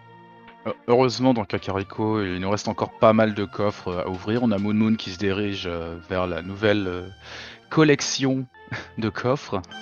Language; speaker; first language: French; native; French